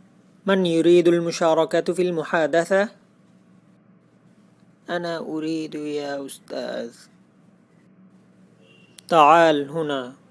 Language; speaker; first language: Arabic; non-native, fluent; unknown